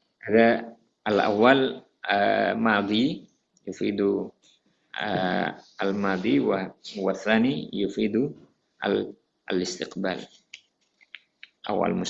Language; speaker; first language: Arabic; non-native, fluent; Indonesian